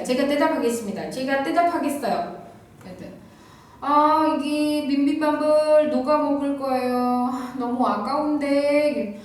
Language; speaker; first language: Korean; non-native, fluent; Indonesian